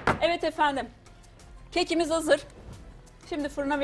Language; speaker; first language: Turkish; native; Turkish